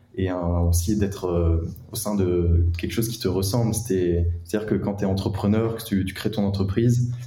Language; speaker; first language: French; native; French